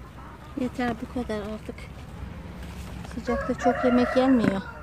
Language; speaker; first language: Turkish; native; Turkish